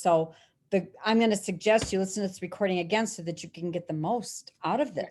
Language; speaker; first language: English; native; English